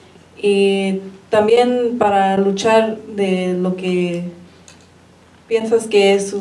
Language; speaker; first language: Spanish; early bilingual, heritage; Spanish